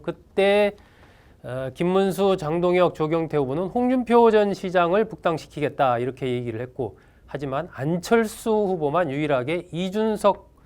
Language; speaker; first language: Korean; native; Korean